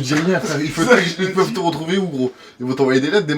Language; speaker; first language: French; native; French